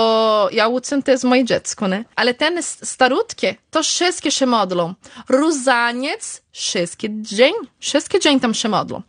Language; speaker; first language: Polish; early bilingual, heritage; Portuguese